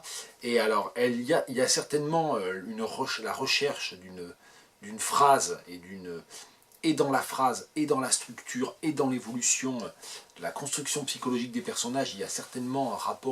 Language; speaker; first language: French; native; French